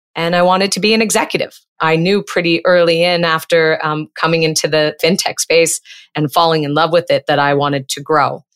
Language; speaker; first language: English; native; English